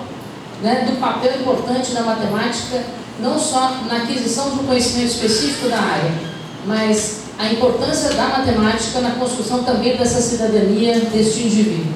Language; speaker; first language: Portuguese; native; Portuguese